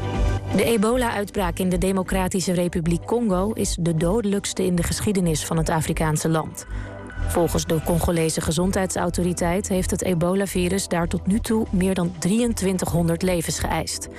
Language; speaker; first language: Dutch; native; Dutch